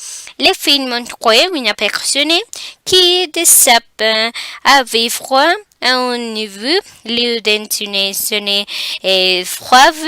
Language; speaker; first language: French; non-native, learner; Spanish